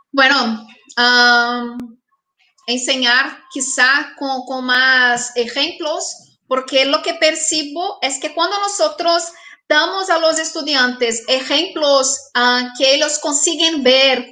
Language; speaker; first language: Spanish; non-native, fluent; Portuguese